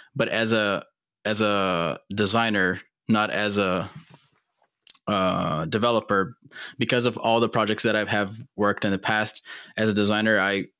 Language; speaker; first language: English; non-native, fluent; Portuguese